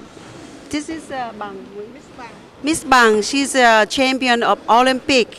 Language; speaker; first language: English; non-native, learner; Vietnamese